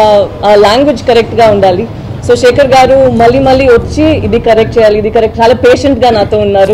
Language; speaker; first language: Telugu; non-native, fluent; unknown